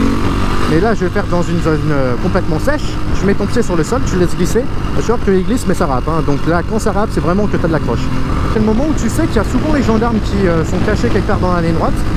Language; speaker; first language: French; native; French